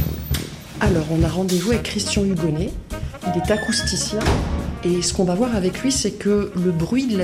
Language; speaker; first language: French; native; French